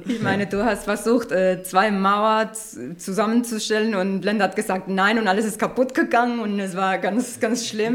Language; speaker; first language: German; non-native, learner; Spanish